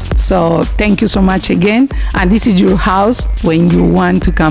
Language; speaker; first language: English; non-native, learner; Spanish